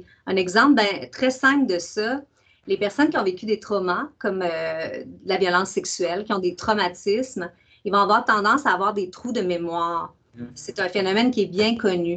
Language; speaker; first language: French; native; French